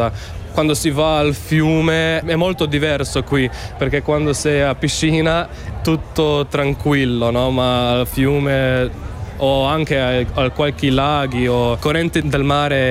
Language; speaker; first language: Italian; non-native, learner; Slovenian